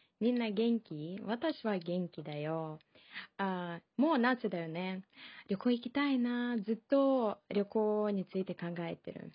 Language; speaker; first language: Japanese; non-native, fluent; Russian